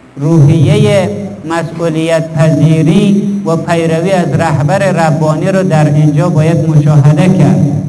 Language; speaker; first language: Persian; native; Persian